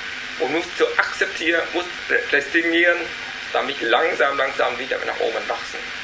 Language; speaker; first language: German; non-native, learner; Vietnamese